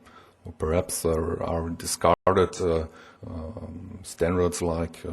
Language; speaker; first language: English; non-native, fluent; German